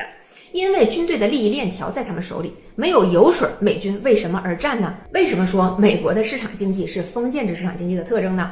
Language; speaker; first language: Chinese; native; Chinese